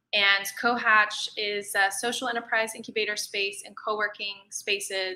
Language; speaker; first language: English; native; English